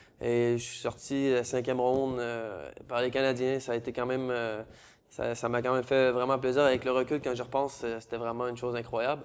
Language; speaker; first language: French; native; French